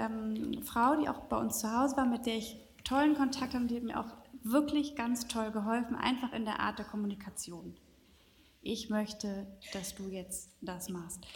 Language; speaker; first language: German; native; German